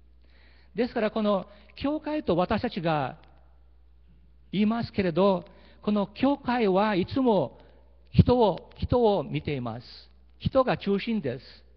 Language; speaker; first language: Japanese; early bilingual, heritage; Portuguese